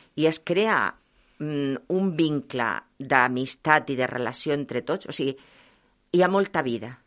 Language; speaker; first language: Catalan; non-native, local second language; Spanish